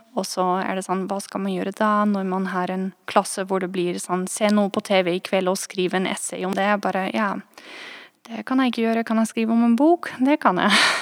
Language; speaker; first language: Norwegian; non-native, fluent; Dutch